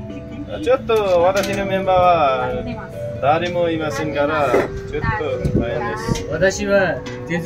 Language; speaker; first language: Japanese; non-native, learner; Nepali